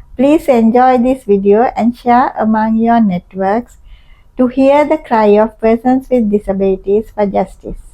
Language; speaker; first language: English; non-native, local second language; Sinhala